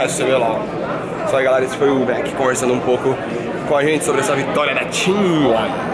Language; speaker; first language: Portuguese; native; Portuguese